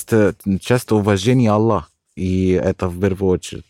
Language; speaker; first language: Russian; non-native, fluent; Arabic